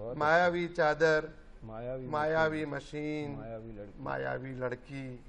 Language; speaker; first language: Hindi; native; Hindi